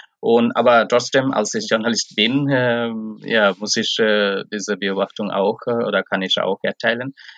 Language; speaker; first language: German; non-native, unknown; Bangla